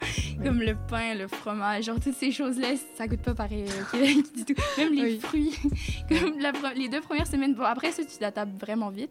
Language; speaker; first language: French; native; French